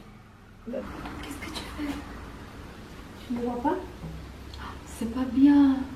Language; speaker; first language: French; non-native, learner; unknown